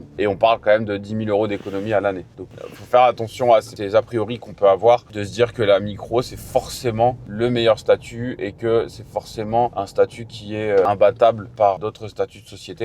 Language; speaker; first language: French; native; French